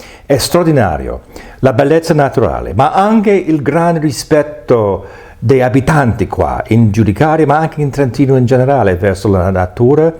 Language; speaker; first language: Italian; non-native, fluent; English